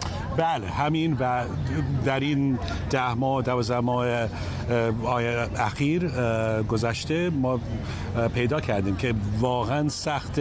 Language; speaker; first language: Persian; early bilingual, heritage; English